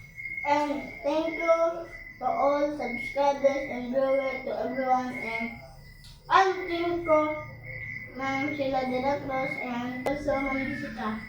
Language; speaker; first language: English; non-native, learner; Cebuano